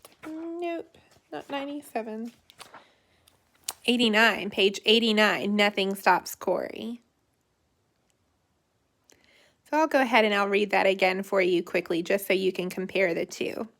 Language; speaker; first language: English; native; English